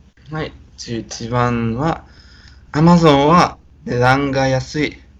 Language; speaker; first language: Japanese; non-native, fluent; Spanish